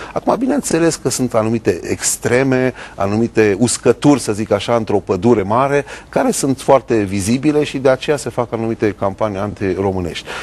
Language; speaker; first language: Romanian; native; Romanian